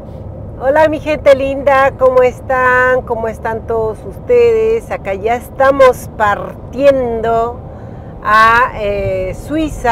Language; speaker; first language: Spanish; native; Spanish